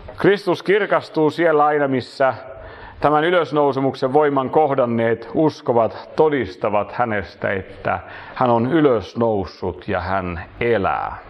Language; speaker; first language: Finnish; native; Finnish